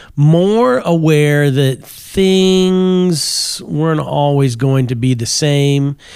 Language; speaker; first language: English; native; English